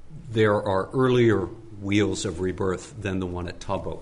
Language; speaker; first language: English; native; English